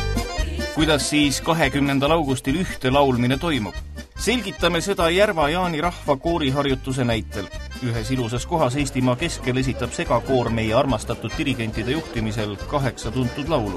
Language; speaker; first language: Estonian; native; Estonian